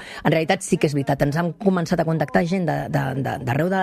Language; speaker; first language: Catalan; native; Catalan